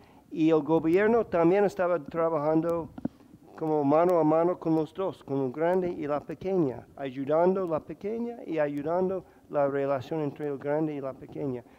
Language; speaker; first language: Spanish; non-native, fluent; English